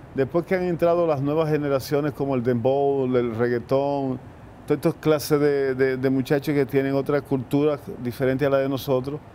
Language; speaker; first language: Spanish; native; Spanish